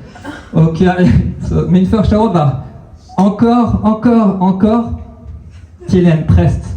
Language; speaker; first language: Swedish; non-native, fluent; French